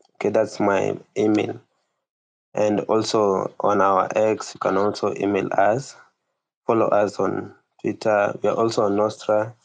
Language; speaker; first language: English; non-native, local second language; Kikuyu